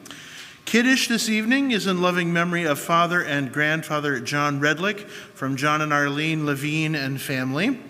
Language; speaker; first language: English; native; English